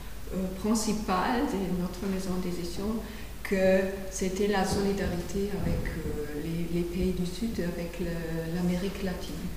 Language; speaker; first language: French; non-native, fluent; German